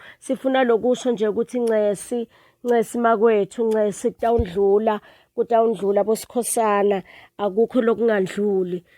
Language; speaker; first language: Zulu; non-native, local second language; Swati